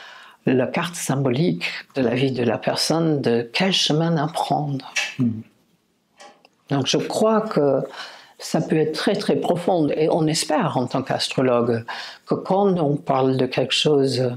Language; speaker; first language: French; non-native, fluent; English